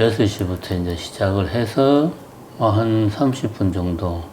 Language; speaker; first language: Korean; native; Korean